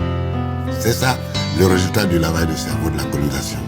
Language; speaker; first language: French; non-native, local second language; Malagasy